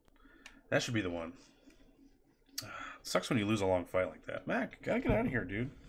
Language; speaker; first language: English; native; English